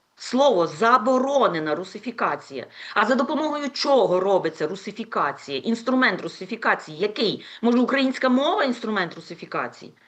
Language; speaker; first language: Ukrainian; native; Ukrainian